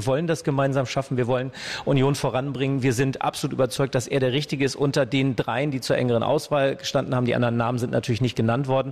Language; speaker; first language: German; native; German